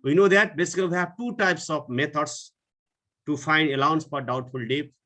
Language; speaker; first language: English; non-native, local second language; Nepali